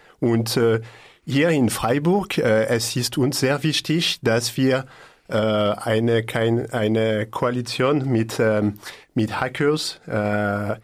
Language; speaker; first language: German; non-native, learner; French